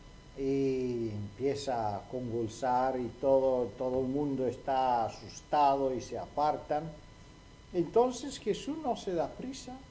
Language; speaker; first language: Spanish; non-native, fluent; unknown